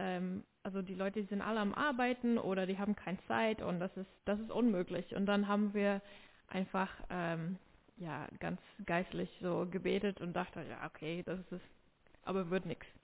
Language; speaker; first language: German; non-native, fluent; English